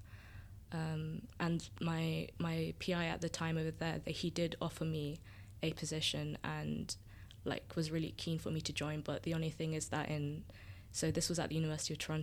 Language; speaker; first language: English; native; English